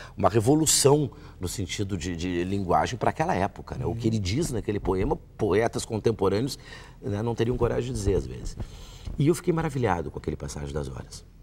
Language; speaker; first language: Portuguese; native; Portuguese